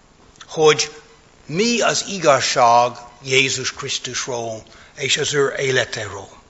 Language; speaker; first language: Hungarian; non-native, fluent; English